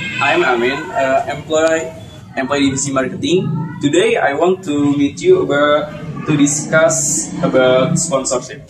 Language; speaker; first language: English; non-native, learner; Indonesian